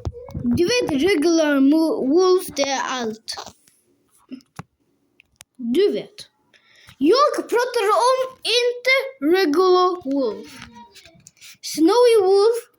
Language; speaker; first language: Swedish; non-native, local second language; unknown